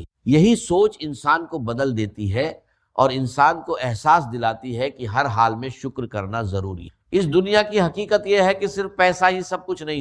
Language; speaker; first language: Urdu; native; Urdu